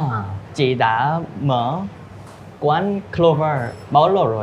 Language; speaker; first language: Vietnamese; non-native, learner; Korean